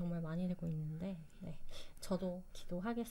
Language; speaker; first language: Korean; native; Korean